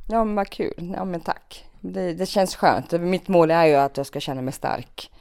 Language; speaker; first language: Swedish; early bilingual, other home language; Finnish